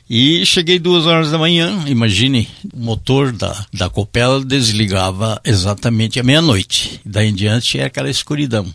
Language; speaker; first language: Portuguese; native; Portuguese